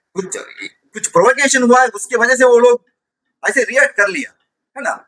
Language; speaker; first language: Hindi; non-native, local second language; Tamil